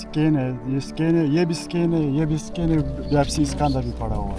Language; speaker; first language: Hindi; non-native, local second language; Pashto